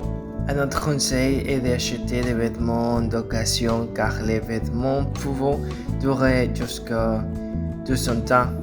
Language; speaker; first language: French; non-native, learner; Spanish